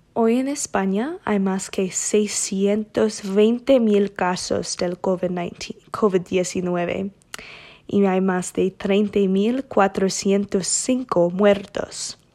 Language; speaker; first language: Spanish; non-native, learner; English